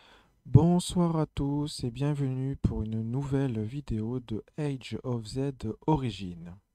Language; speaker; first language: French; native; French